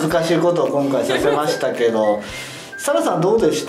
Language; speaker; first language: Japanese; native; Japanese